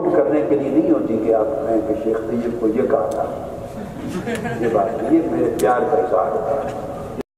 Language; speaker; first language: Urdu; native; Urdu